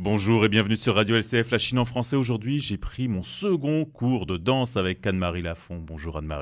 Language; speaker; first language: French; native; French